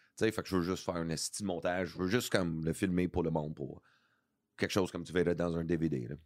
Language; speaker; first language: French; early bilingual, heritage; English